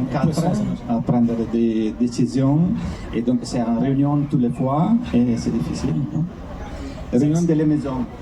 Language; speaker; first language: French; non-native, fluent; Italian